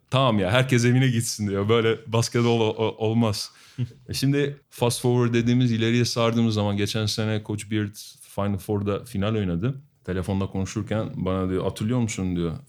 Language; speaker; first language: Turkish; non-native, fluent; Albanian